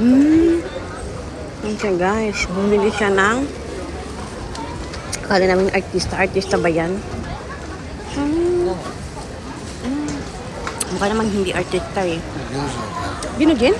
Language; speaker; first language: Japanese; non-native, learner; Filipino